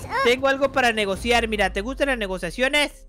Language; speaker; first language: Spanish; native; Spanish